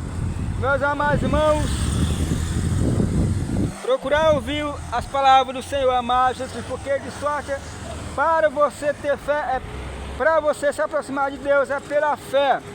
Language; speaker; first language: Portuguese; native; Portuguese